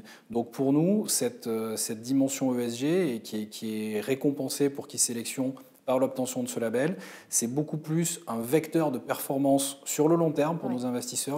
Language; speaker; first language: French; native; French